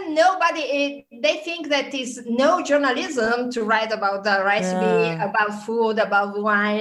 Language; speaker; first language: English; non-native, fluent; Italian